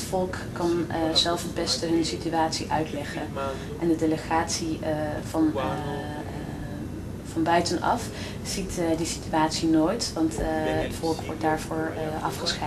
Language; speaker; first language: Dutch; non-native, fluent; Spanish